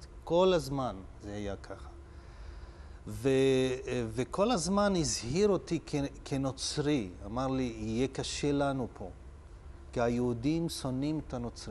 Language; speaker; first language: Hebrew; non-native, local second language; Arabic